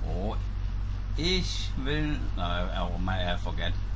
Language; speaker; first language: English; non-native, learner; German